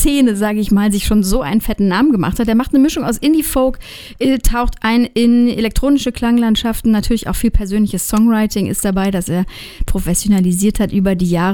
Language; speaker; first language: German; native; German